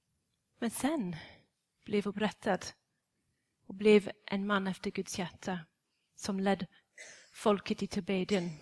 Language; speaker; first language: Swedish; non-native, fluent; English